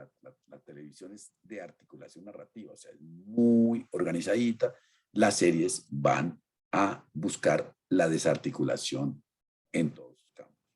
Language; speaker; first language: Spanish; native; Spanish